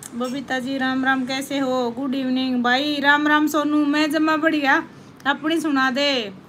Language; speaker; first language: Hindi; native; Hindi